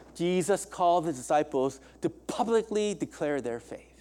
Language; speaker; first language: English; early bilingual, other home language; Korean